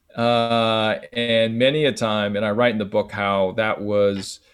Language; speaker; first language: English; native; English